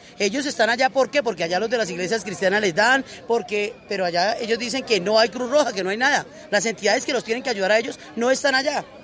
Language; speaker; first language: Spanish; native; Spanish